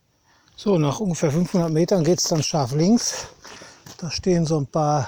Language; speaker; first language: German; native; German